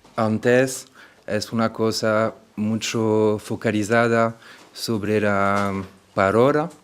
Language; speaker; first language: Spanish; non-native, fluent; French